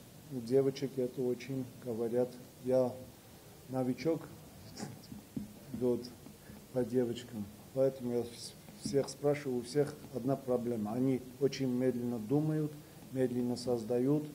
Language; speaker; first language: Russian; non-native, fluent; Armenian